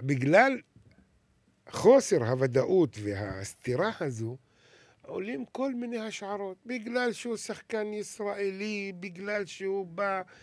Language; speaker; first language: Hebrew; non-native, local second language; Arabic